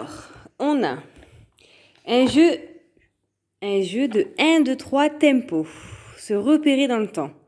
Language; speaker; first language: French; native; French